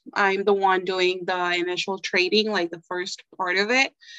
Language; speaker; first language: English; non-native, fluent; Spanish